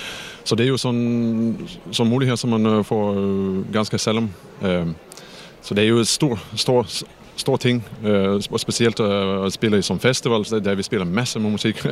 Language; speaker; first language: Danish; non-native, fluent; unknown